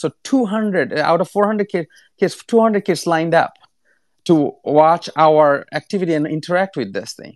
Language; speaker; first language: English; non-native, local second language; Bangla